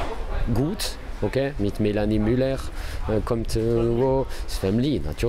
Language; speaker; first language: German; non-native, learner; French